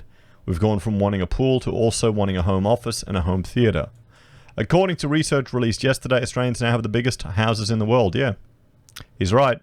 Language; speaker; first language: English; native; English